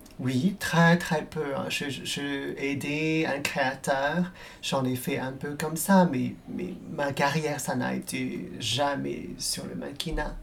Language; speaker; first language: French; non-native, fluent; Cantonese